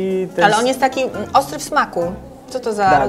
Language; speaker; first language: Polish; native; Polish